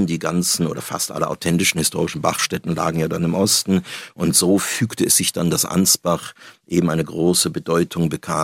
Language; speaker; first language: German; native; German